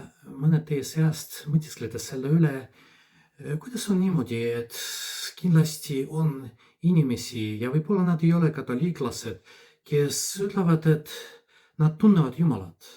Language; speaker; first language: Estonian; non-native, fluent; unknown